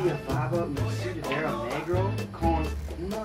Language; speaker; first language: Spanish; non-native, learner; English